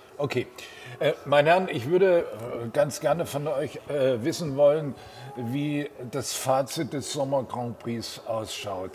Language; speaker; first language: German; native; German